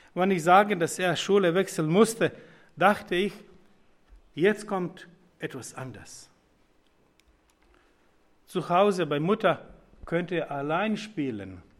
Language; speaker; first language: German; non-native, learner; Croatian